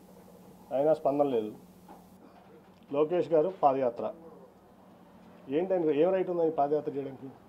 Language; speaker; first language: Telugu; native; Telugu